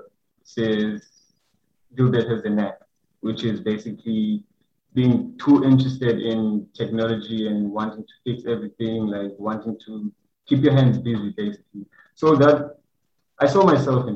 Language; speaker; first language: English; non-native, local second language; Xhosa